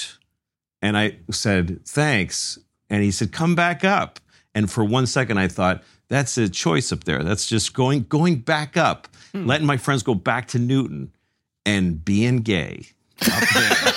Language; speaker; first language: English; early bilingual, other home language; Spanish